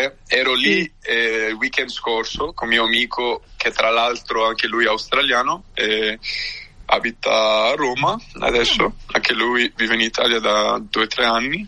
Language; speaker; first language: Italian; early bilingual, heritage; English